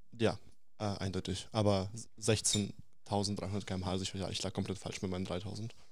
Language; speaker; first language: German; early bilingual, other home language; Russian